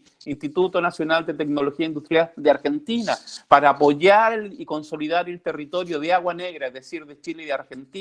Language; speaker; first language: Spanish; native; Spanish